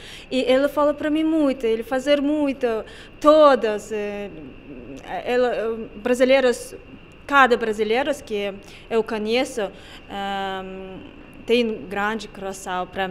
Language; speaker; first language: Portuguese; non-native, learner; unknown